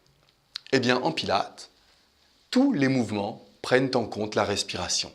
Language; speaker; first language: French; native; French